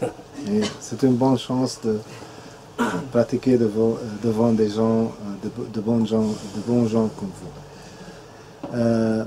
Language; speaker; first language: French; non-native, fluent; Arabic